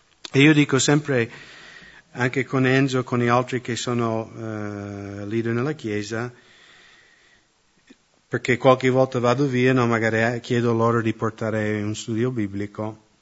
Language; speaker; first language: Italian; non-native, fluent; English